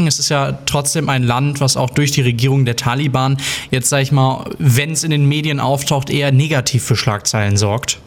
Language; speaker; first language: German; native; German